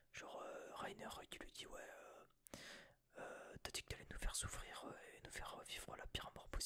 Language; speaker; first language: French; native; French